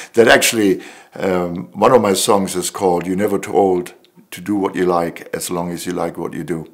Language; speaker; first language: English; non-native, fluent; German